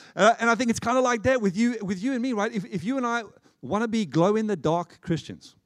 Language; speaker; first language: English; native; English